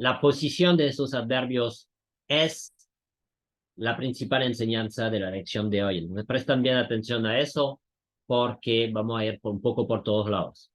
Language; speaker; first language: Spanish; non-native, fluent; French